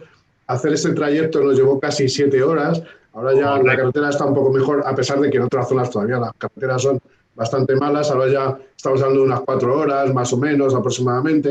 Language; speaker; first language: Spanish; native; Spanish